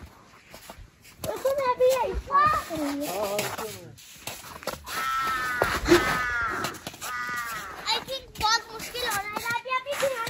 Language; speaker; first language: Urdu; native; Urdu